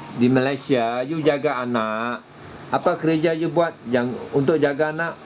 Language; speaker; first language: Malay; non-native, local second language; Chinese